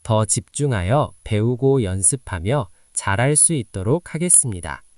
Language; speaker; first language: Korean; non-native, learner; Nepali